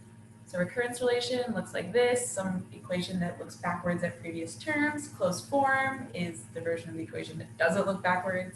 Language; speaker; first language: English; native; English